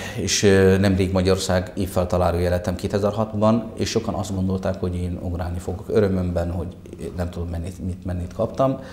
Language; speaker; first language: Hungarian; non-native, fluent; Arabic